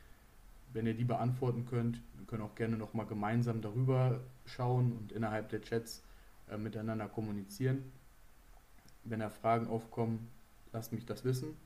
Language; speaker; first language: German; native; German